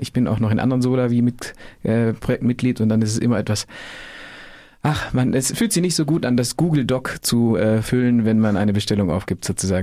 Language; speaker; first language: German; native; German